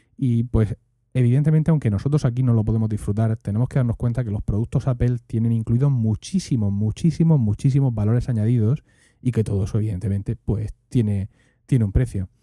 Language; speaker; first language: Spanish; native; Spanish